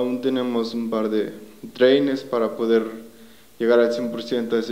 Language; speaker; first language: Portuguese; non-native, learner; Spanish